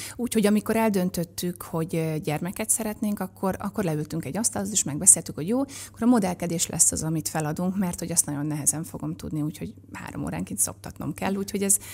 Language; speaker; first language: Hungarian; native; Hungarian